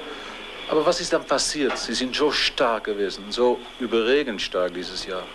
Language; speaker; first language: German; non-native, fluent; Dutch